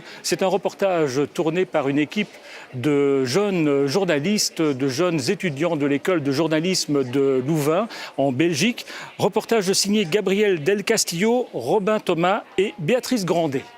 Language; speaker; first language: French; native; French